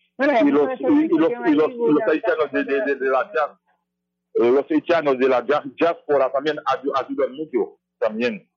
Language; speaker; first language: Spanish; non-native, fluent; Haitian Creole